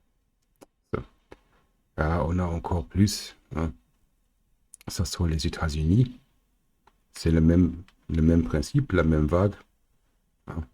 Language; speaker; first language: French; non-native, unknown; German